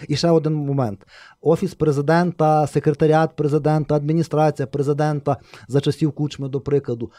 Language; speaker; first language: Ukrainian; native; Ukrainian